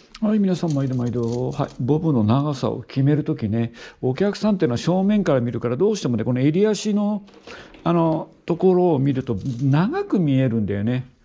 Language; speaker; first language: Japanese; native; Japanese